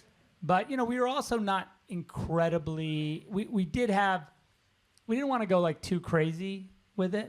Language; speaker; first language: English; native; English